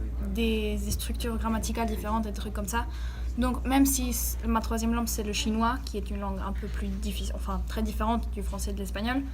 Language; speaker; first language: French; early bilingual, heritage; French